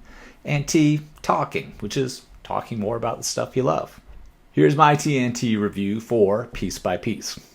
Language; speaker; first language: English; native; English